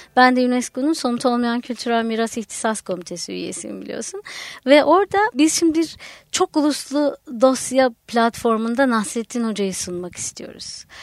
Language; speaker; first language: Turkish; native; Turkish